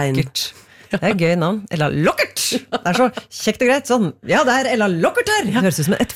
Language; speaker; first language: Norwegian; native; Norwegian